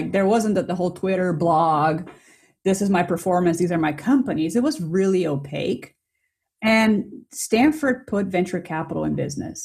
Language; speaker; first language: English; non-native, fluent; Portuguese